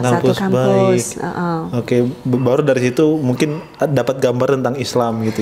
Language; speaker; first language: Indonesian; native; Indonesian